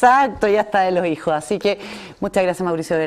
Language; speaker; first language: Spanish; native; Spanish